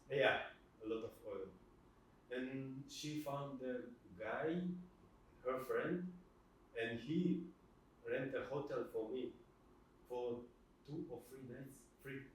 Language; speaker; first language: English; non-native, fluent; Russian